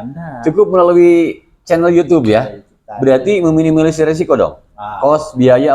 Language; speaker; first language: Indonesian; non-native, local second language; Sundanese